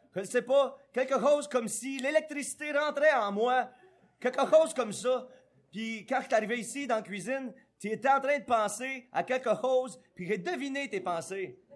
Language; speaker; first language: French; native; French